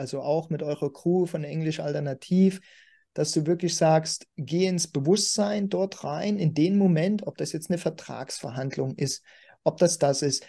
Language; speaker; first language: German; native; German